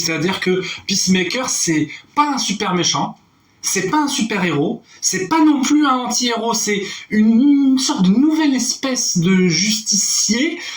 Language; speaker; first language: French; native; French